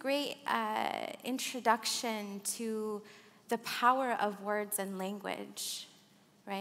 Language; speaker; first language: English; early bilingual, other home language; Arabic